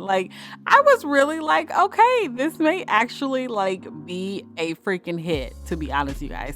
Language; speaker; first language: English; native; English